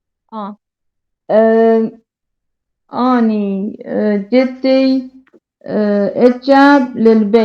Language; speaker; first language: Arabic; non-native, learner; Persian